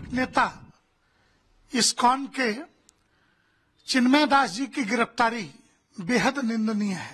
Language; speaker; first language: Hindi; native; Hindi